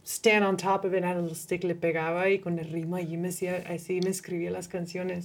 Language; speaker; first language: Spanish; early bilingual, heritage; Spanish